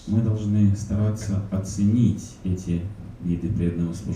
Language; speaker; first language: Russian; native; Russian